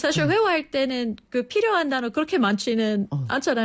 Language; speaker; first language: Korean; non-native, fluent; English